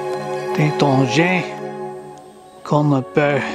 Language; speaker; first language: French; non-native, learner; English